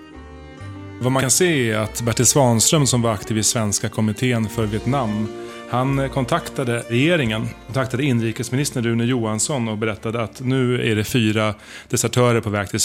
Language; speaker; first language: Swedish; native; Swedish